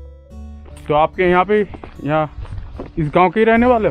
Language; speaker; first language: Hindi; non-native, local second language; Bangla